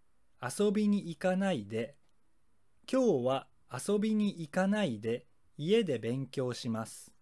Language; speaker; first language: Japanese; non-native, fluent; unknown